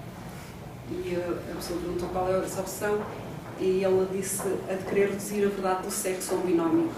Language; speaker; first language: Portuguese; native; Portuguese